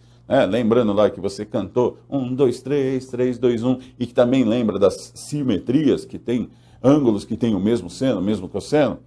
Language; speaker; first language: Portuguese; native; Portuguese